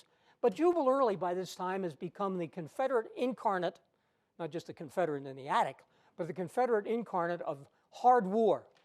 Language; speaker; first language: English; native; English